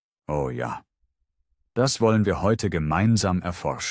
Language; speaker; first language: German; native; German